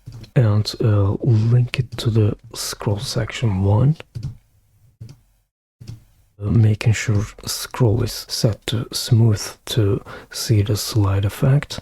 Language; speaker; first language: English; non-native, fluent; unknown